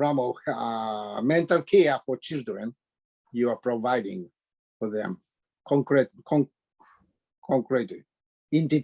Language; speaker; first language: English; non-native, learner; Japanese